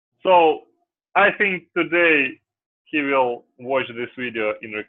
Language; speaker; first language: English; non-native, learner; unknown